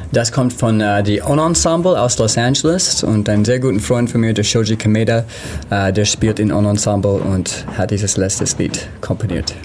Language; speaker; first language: German; non-native, learner; English